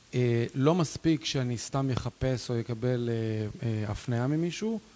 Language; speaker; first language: Hebrew; native; Hebrew